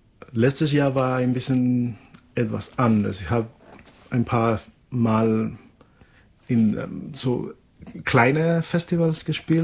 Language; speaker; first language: German; non-native, fluent; Spanish